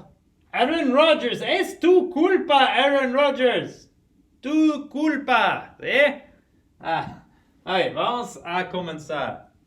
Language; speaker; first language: Spanish; non-native, fluent; English